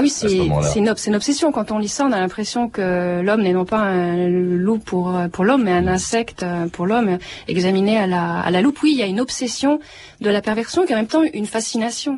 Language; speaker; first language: French; native; French